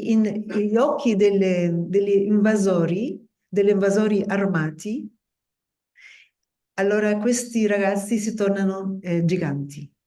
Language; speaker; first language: Italian; non-native, fluent; Spanish